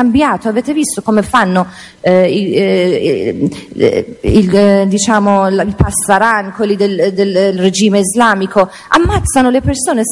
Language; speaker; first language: Italian; non-native, fluent; Persian